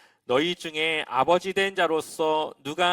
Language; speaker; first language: Korean; native; Korean